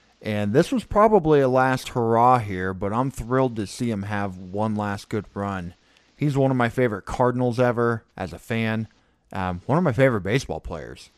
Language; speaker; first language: English; native; English